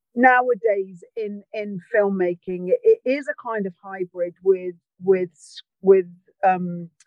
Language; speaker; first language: English; native; English